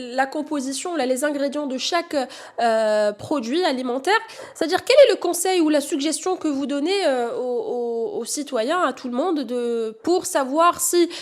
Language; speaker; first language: French; non-native, local second language; Arabic